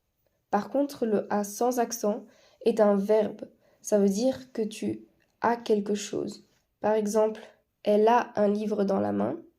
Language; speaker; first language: French; non-native, fluent; Spanish